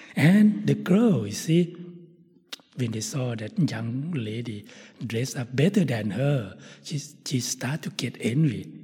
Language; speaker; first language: English; non-native, fluent; Thai